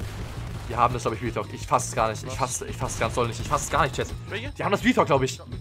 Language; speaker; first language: German; native; German